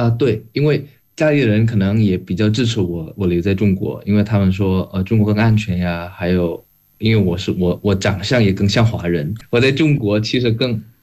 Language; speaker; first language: Chinese; non-native, fluent; Indonesian